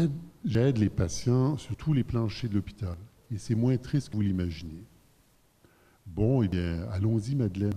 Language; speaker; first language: French; native; French